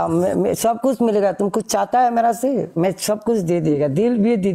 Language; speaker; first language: Hindi; non-native, fluent; Bangla